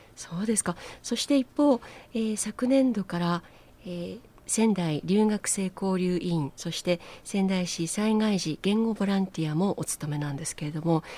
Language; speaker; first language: Japanese; native; Japanese